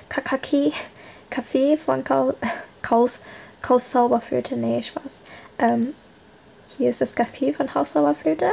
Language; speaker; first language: German; early bilingual, other home language; Vietnamese